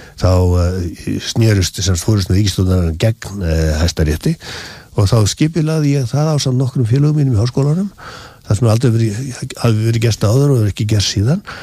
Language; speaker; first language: Icelandic; native; Icelandic